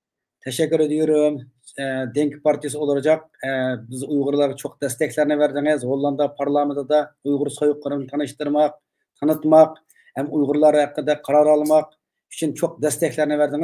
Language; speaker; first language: Turkish; non-native, learner; Uyghur